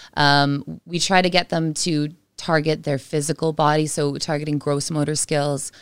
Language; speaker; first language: English; native; English